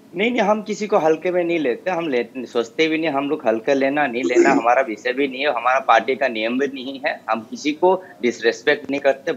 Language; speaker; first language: Hindi; non-native, local second language; Kok Borok